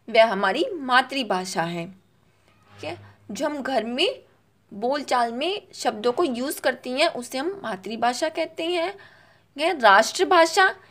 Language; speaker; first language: Hindi; native; Hindi